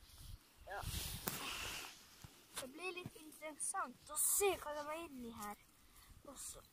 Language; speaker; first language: Norwegian; non-native, local second language; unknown